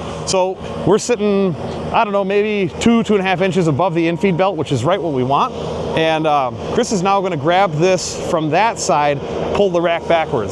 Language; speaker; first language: English; native; English